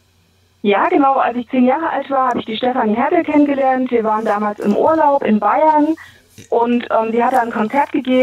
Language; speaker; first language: German; native; German